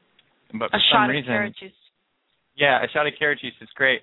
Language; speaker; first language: English; native; English